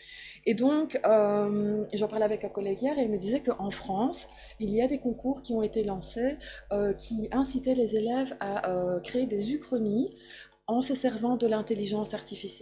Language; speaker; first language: French; native; French